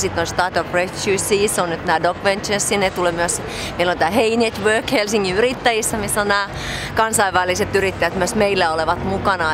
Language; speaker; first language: Finnish; native; Finnish